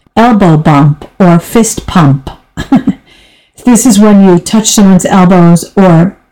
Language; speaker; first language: English; native; English